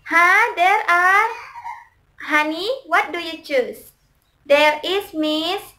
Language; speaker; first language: English; non-native, learner; Indonesian